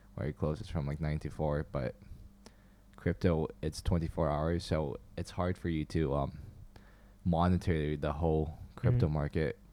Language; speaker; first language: English; non-native, fluent; Chinese